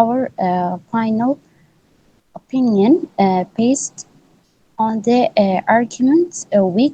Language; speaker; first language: English; non-native, learner; Arabic